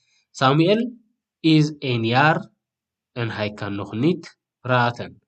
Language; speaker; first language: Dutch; non-native, learner; Tigrinya